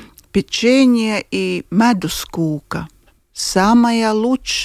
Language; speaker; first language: Russian; non-native, local second language; Latvian